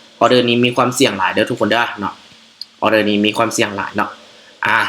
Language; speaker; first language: Thai; non-native, local second language; Northeastern Thai